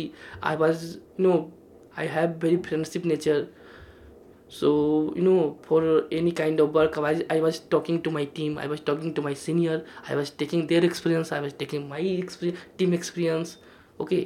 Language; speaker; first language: English; non-native, local second language; Hindi